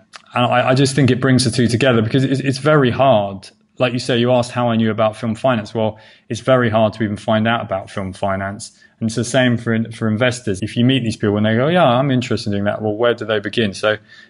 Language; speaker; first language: English; native; English